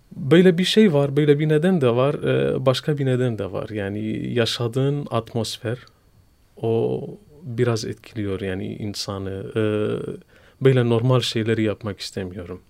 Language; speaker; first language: Turkish; non-native, fluent; Kurdish